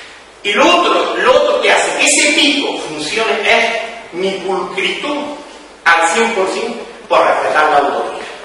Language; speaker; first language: Spanish; native; Spanish